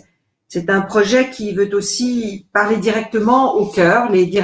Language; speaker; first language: French; native; French